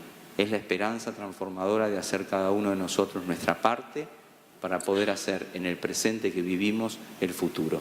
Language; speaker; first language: Spanish; native; Spanish